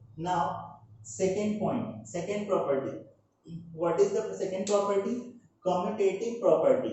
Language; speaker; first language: English; non-native, local second language; Hindi